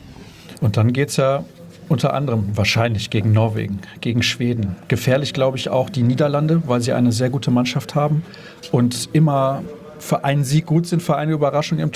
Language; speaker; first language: German; native; German